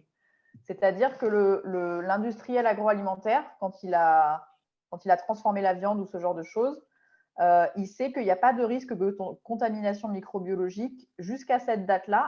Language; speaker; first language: French; native; French